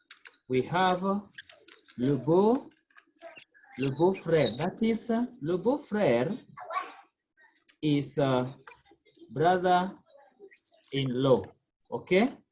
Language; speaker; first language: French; non-native, fluent; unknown